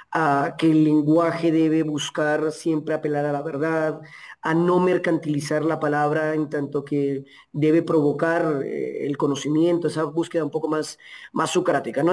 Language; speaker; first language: Spanish; native; Spanish